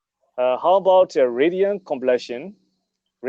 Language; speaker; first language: English; non-native, learner; Burmese